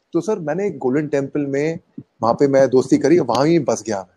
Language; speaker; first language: Hindi; native; Hindi